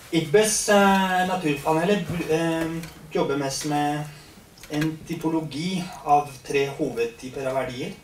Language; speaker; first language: Norwegian; non-native, fluent; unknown